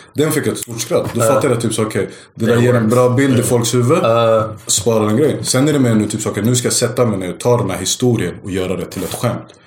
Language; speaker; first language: Swedish; early bilingual, other home language; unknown